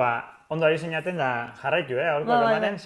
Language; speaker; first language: Basque; native; Basque